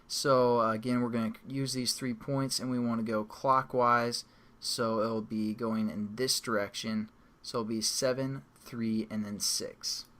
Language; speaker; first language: English; native; English